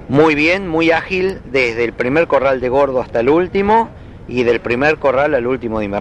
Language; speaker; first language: Spanish; native; Spanish